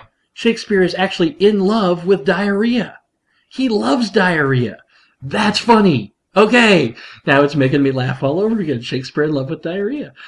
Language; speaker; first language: English; native; English